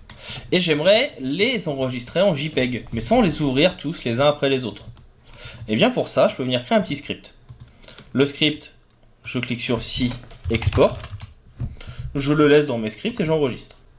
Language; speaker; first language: French; native; French